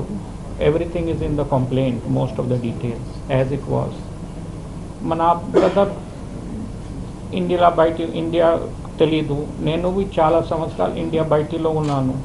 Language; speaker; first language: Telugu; early bilingual, heritage; Telugu